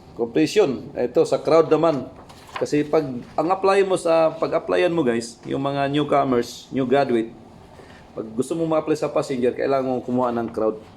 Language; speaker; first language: Filipino; non-native, local second language; Cebuano